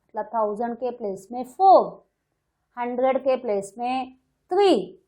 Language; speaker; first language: Hindi; non-native, local second language; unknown